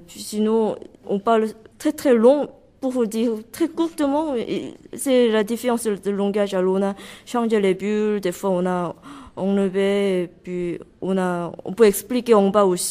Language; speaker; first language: French; non-native, learner; Korean